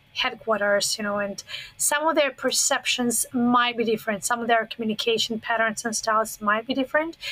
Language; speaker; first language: English; non-native, fluent; Russian